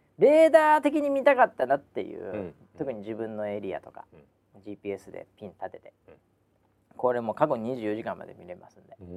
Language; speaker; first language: Japanese; native; Japanese